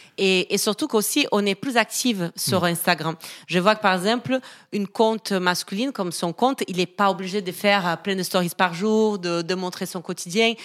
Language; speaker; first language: French; non-native, fluent; Portuguese